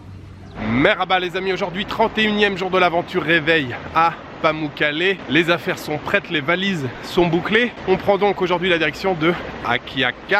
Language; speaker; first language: French; native; French